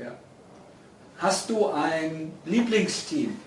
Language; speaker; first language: German; non-native, fluent; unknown